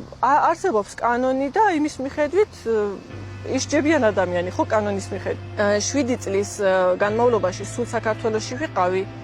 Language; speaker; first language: Georgian; early bilingual, heritage; Georgian